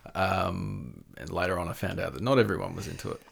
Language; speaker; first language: English; native; English